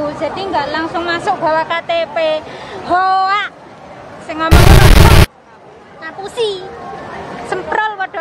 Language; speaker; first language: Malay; non-native, local second language; Javanese